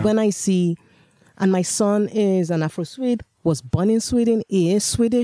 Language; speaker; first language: English; non-native, local second language; Yoruba